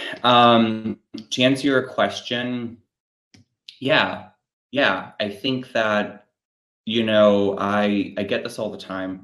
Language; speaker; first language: English; native; English